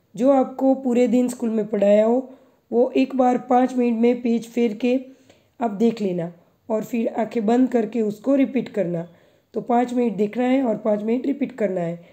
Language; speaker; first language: Hindi; non-native, local second language; Gujarati